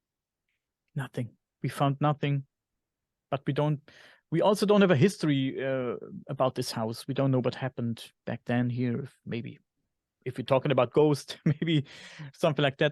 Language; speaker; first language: English; non-native, fluent; German